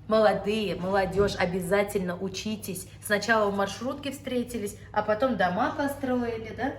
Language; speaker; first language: Russian; native; Russian